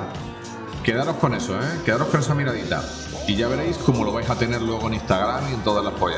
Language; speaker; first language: Spanish; native; Spanish